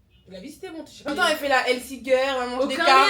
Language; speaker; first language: French; native; French